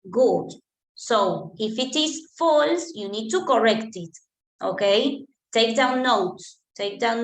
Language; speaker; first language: English; non-native, fluent; Spanish